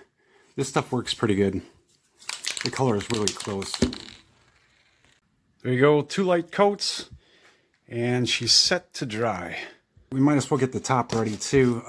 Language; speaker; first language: English; native; English